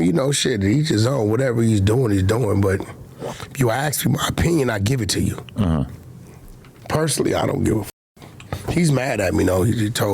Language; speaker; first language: English; native; English